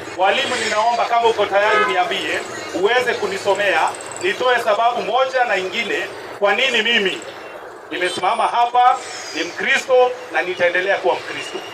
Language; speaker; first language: Swahili; non-native, local second language; Kikuyu